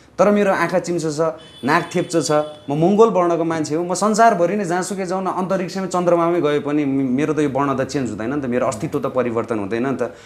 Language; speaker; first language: Nepali; non-native, local second language; Eastern Tamang